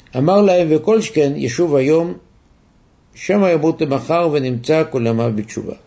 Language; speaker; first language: Hebrew; native; Hebrew